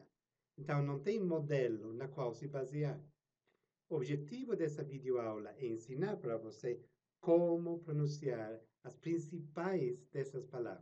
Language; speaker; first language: Portuguese; non-native, fluent; English